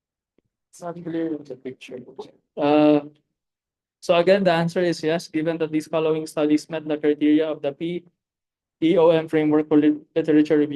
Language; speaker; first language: English; non-native, local second language; Filipino